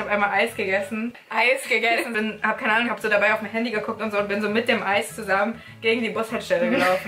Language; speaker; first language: German; native; German